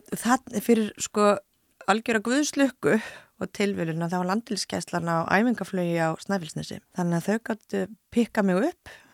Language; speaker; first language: Icelandic; native; Icelandic